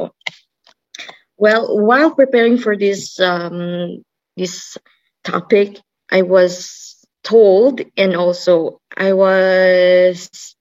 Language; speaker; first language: English; non-native, local second language; Cebuano